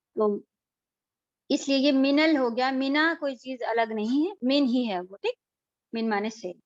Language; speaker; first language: Urdu; native; Urdu